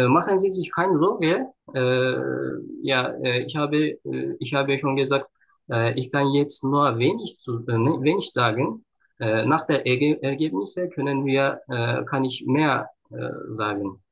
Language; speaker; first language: German; non-native, learner; Turkish